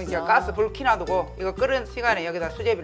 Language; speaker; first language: Korean; native; Korean